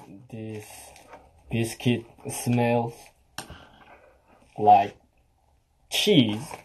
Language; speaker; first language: English; non-native, learner; Chinese